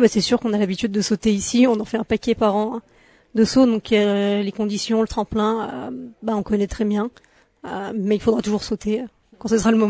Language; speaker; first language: French; native; French